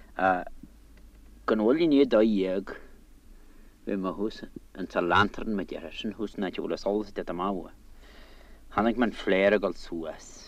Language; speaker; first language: Irish; native; Irish